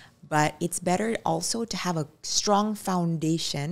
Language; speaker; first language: English; non-native, fluent; Indonesian